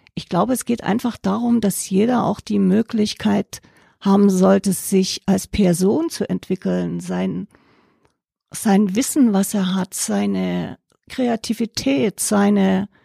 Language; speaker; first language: German; native; German